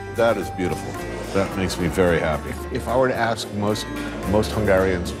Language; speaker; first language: English; native; English